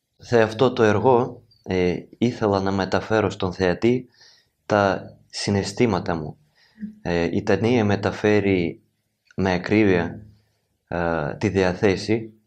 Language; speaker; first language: Greek; non-native, learner; Ukrainian